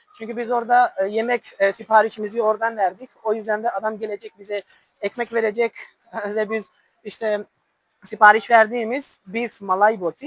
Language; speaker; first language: Turkish; non-native, fluent; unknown